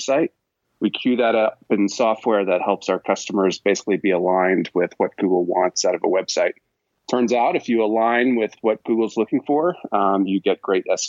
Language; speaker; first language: English; native; English